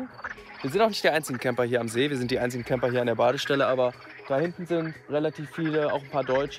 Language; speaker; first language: German; native; German